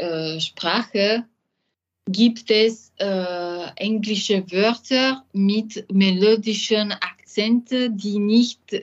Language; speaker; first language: German; non-native, learner; French